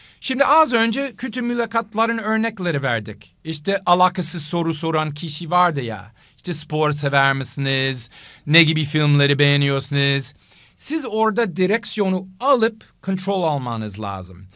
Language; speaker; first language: Turkish; non-native, fluent; English